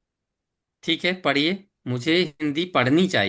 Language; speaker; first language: Hindi; native; Hindi